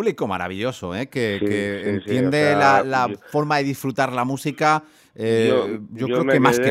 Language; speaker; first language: Spanish; native; Spanish